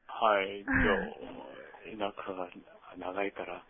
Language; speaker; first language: Japanese; non-native, learner; Korean